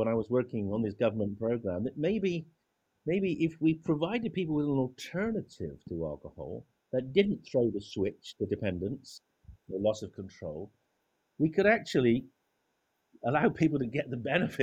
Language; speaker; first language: English; native; English